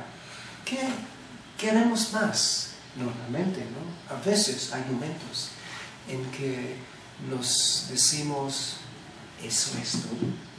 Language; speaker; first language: Spanish; non-native, fluent; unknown